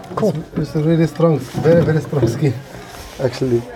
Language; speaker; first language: English; non-native, learner; Arabic